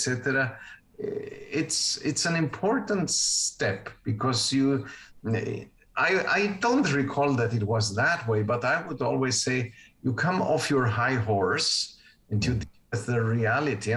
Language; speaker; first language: English; non-native, fluent; Spanish